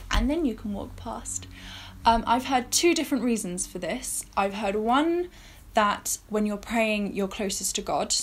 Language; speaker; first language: English; native; English